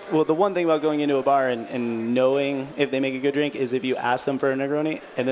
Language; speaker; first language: English; native; English